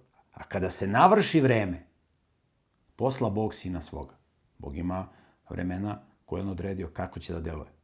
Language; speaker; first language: Serbian; native; Serbian